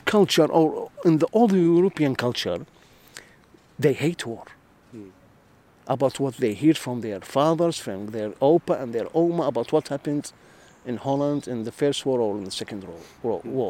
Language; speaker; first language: English; non-native, learner; Arabic